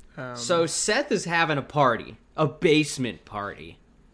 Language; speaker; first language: English; native; English